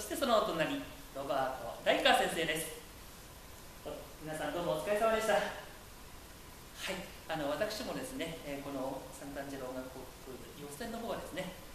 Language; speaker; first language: Japanese; native; Japanese